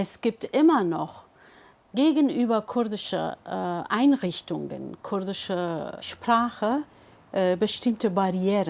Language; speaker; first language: German; non-native, fluent; Kurdish